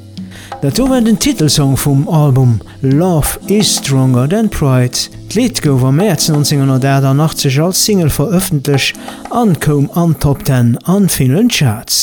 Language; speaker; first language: German; non-native, local second language; Luxembourgish